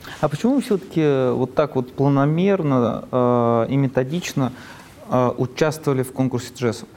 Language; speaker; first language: Russian; native; Russian